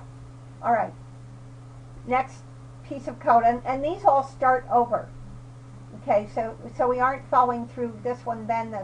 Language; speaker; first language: English; native; English